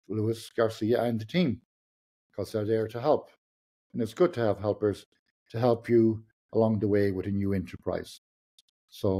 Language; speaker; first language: English; non-native, local second language; Irish